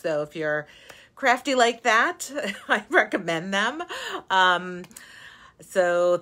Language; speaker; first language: English; native; English